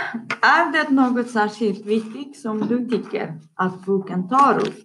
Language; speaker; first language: Swedish; non-native, learner; Persian